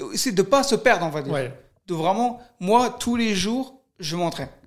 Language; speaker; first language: French; early bilingual, other home language; Kurdish